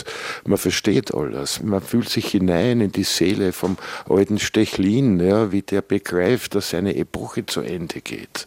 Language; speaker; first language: German; native; German